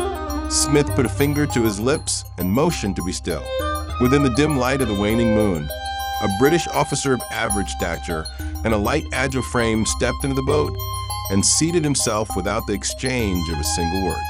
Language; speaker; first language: English; native; English